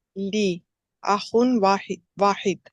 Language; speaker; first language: Arabic; non-native, learner; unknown